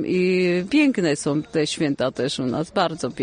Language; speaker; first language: Polish; non-native, fluent; Armenian